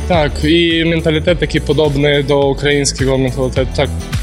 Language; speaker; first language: Polish; non-native, learner; Ukrainian